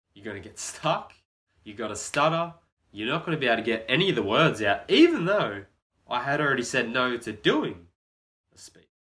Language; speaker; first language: English; native; English